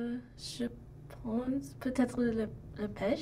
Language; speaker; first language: French; non-native, learner; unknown